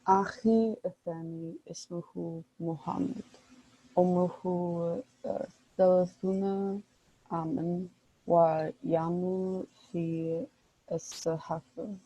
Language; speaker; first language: Arabic; non-native, learner; English